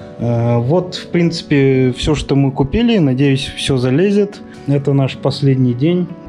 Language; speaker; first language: Russian; native; Russian